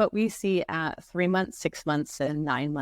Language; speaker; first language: English; native; English